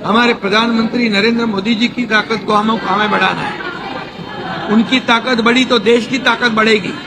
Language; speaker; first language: Hindi; non-native, local second language; Marathi